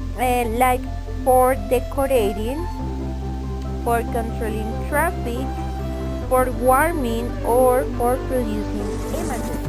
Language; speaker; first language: English; non-native, fluent; Spanish